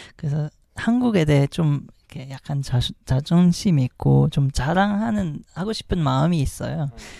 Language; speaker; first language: Korean; non-native, fluent; Arabic